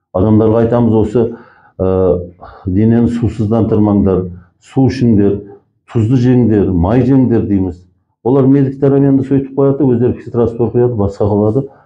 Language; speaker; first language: Kazakh; early bilingual, heritage; Kazakh